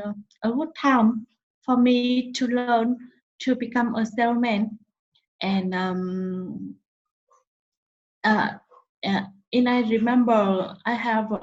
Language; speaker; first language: English; non-native, learner; Vietnamese